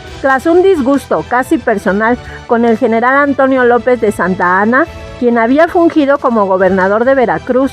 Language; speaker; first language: Spanish; native; Spanish